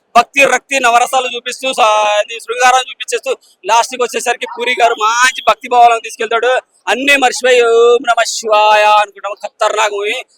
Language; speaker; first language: Telugu; native; Telugu